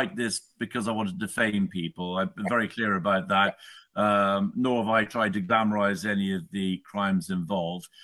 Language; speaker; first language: English; native; English